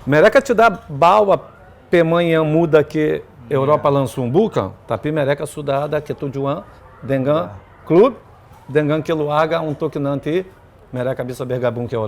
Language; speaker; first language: Indonesian; non-native, fluent; Portuguese